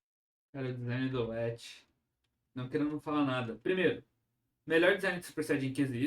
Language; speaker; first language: Portuguese; native; Portuguese